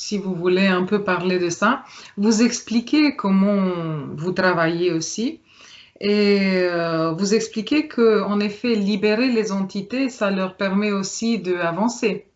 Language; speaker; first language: French; non-native, fluent; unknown